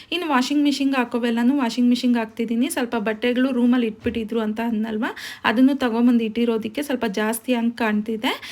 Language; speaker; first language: Kannada; native; Kannada